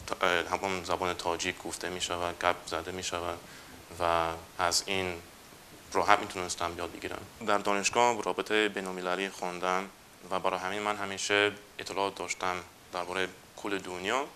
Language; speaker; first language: Persian; non-native, fluent; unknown